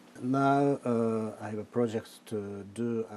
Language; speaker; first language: English; non-native, fluent; Japanese